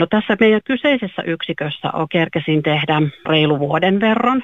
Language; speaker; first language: Finnish; native; Finnish